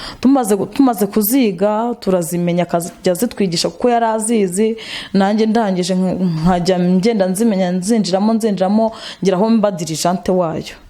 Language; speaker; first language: Kinyarwanda; native; Kinyarwanda